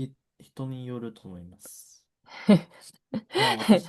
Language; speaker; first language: Japanese; non-native, fluent; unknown